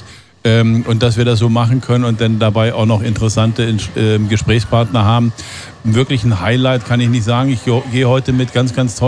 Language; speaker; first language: German; native; German